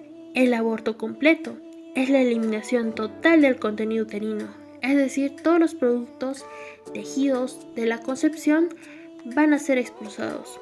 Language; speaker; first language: Spanish; native; Spanish